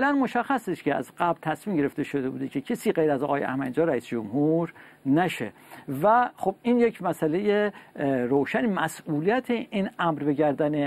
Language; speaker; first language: Persian; native; Persian